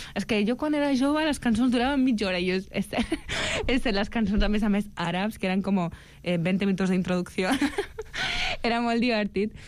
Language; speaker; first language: Catalan; early bilingual, other home language; Arabic